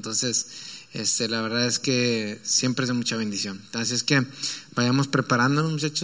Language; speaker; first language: Spanish; native; Spanish